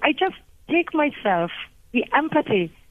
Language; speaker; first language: English; non-native, local second language; Zulu